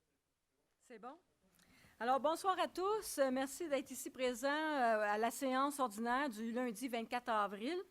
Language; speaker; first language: French; native; French